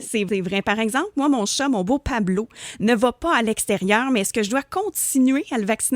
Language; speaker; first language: French; native; French